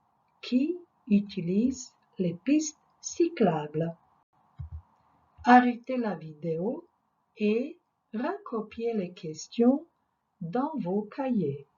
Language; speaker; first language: French; non-native, fluent; Croatian